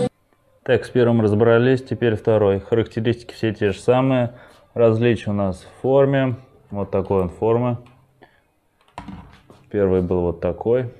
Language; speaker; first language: Russian; native; Russian